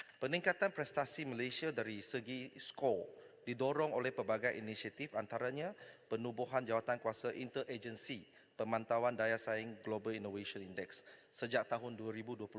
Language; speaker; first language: Malay; non-native, local second language; Chinese